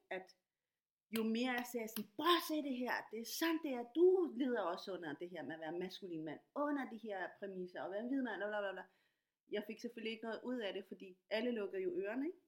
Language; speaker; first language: Danish; non-native, fluent; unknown